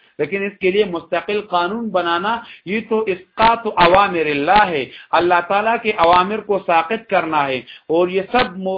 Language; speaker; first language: Urdu; non-native, local second language; Pashto